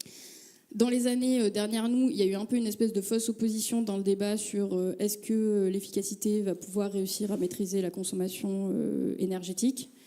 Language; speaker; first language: French; native; French